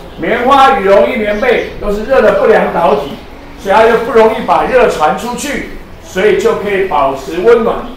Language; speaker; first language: Chinese; native; Chinese